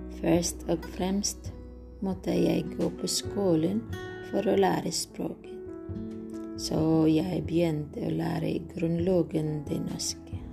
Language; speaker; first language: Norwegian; non-native, learner; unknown